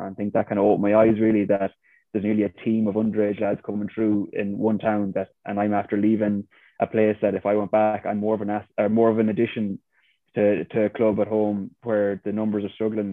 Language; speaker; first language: English; native; English